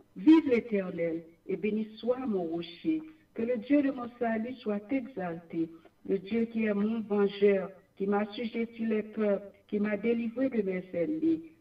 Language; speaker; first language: French; non-native, local second language; Haitian Creole